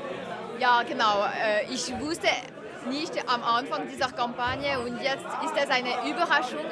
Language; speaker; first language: German; non-native, local second language; French